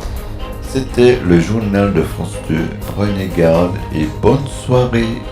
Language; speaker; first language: French; native; French